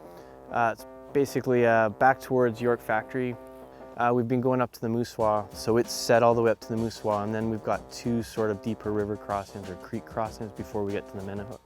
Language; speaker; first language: English; native; English